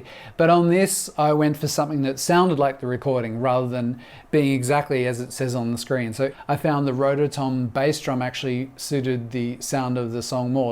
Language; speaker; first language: English; native; English